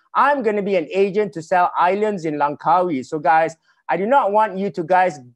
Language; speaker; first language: English; non-native, local second language; Malay